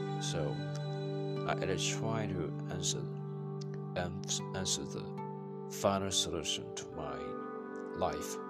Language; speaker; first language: English; non-native, learner; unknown